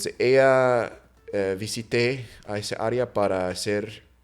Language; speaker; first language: Spanish; non-native, fluent; English